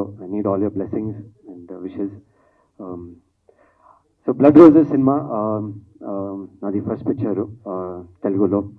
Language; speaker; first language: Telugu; non-native, learner; Kannada